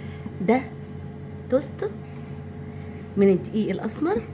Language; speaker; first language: Arabic; native; Arabic